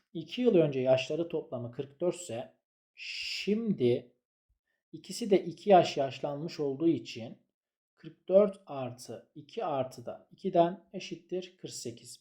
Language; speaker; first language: Turkish; native; Turkish